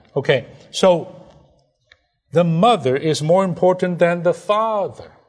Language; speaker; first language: English; non-native, fluent; Chinese